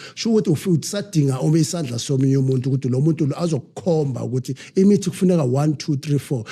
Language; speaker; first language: Zulu; non-native, local second language; Southern Sotho